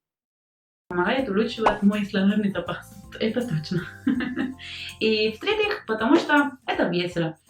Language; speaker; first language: Russian; non-native, fluent; Spanish